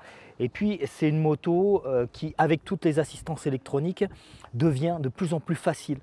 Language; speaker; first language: French; native; French